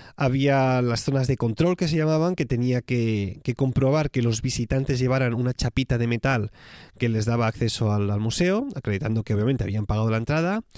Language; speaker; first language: Spanish; native; Spanish